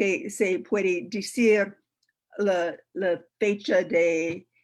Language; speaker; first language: Spanish; non-native, learner; English